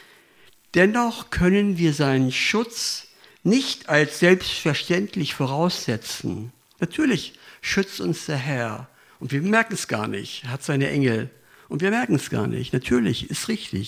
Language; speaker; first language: German; native; German